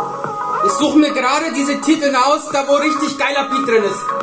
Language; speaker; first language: German; native; German